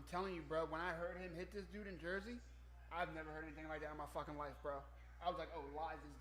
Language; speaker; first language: English; native; English